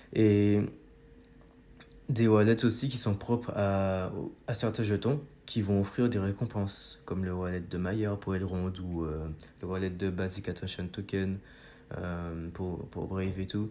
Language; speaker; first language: French; native; French